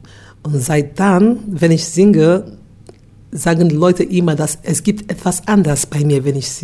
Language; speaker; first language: German; non-native, learner; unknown